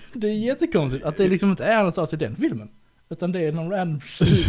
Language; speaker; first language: Swedish; native; Swedish